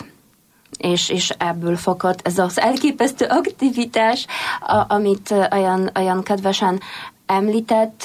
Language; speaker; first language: Hungarian; non-native, fluent; Polish